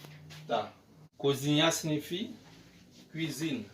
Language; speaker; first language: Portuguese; non-native, learner; Haitian Creole